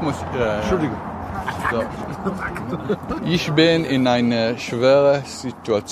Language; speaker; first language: German; non-native, learner; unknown